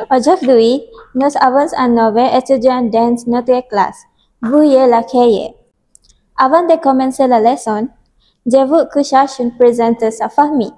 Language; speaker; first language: French; non-native, learner; Malay